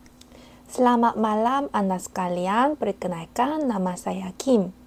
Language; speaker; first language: Indonesian; non-native, fluent; Korean